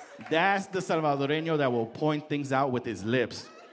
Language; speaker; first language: English; early bilingual, other home language; Spanish